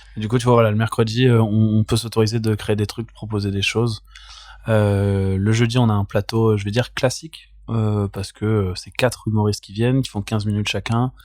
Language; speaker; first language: French; native; French